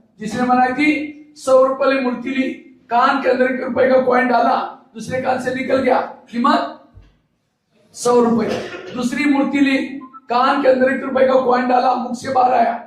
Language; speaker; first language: Hindi; non-native, local second language; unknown